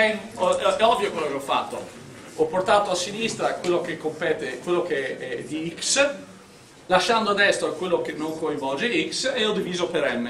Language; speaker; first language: Italian; native; Italian